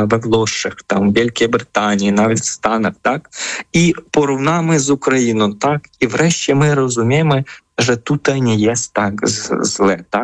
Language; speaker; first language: Polish; non-native, fluent; Ukrainian